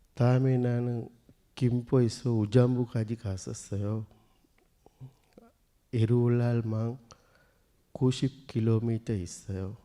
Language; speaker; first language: Korean; non-native, learner; Sinhala